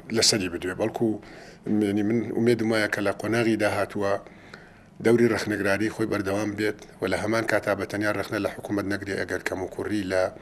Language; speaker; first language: Central Kurdish; native; Central Kurdish